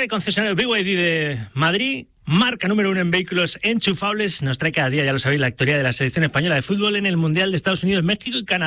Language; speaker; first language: Spanish; native; Spanish